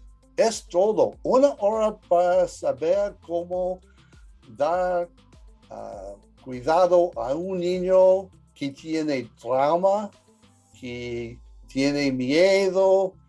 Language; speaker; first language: Spanish; early bilingual, heritage; English